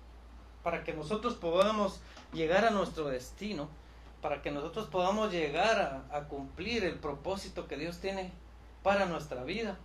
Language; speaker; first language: Spanish; native; Spanish